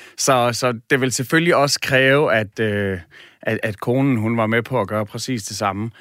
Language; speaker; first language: Danish; native; Danish